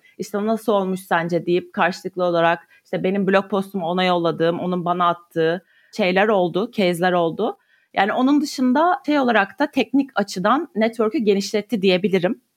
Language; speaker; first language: Turkish; native; Turkish